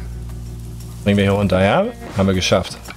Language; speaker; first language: German; native; German